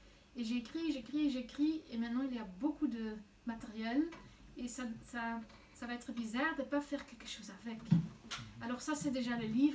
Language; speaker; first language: French; non-native, local second language; Dutch